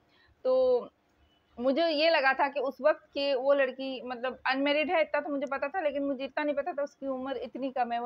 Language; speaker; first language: Hindi; native; Hindi